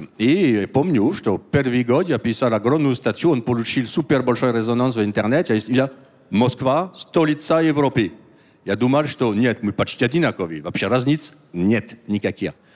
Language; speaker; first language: Russian; non-native, learner; French